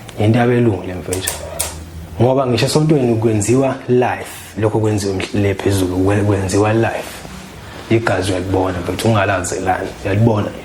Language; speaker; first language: Zulu; native; Zulu